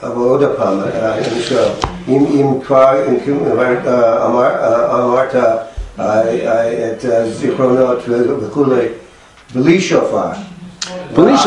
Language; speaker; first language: Hebrew; non-native, fluent; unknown